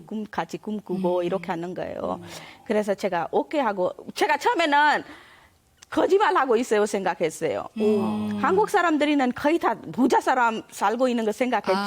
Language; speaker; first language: Korean; non-native, learner; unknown